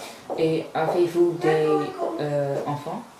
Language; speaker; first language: French; non-native, learner; Dutch